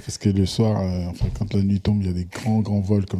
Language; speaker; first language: French; native; French